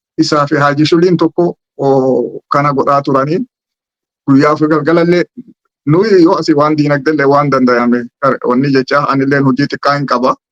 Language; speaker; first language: Oromo; native; Oromo